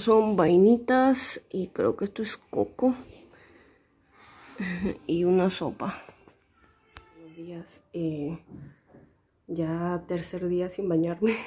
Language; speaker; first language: Spanish; native; Spanish